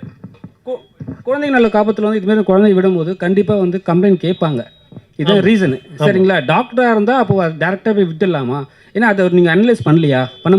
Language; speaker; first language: Tamil; native; Tamil